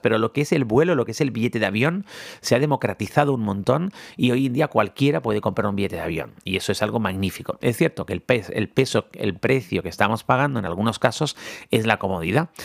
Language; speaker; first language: Spanish; native; Spanish